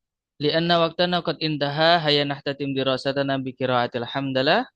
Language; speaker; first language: Arabic; non-native, fluent; Indonesian